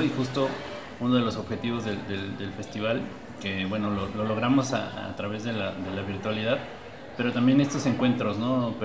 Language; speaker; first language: Spanish; native; Spanish